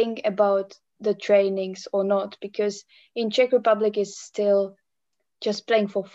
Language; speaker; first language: English; non-native, fluent; Czech